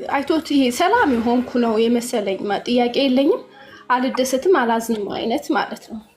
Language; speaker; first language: Amharic; early bilingual, heritage; Amharic